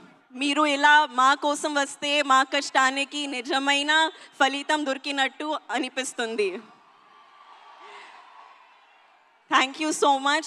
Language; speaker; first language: Telugu; non-native, learner; Hindi